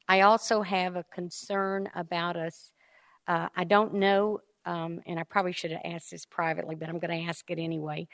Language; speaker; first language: English; native; English